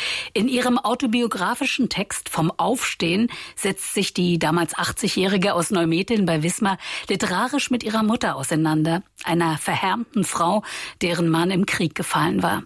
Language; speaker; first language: German; native; German